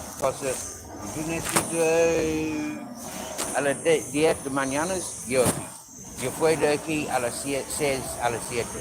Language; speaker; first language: Spanish; non-native, learner; English